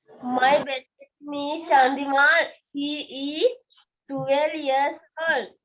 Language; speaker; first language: English; non-native, learner; Sinhala